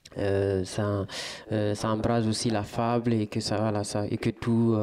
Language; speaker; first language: French; non-native, local second language; Fula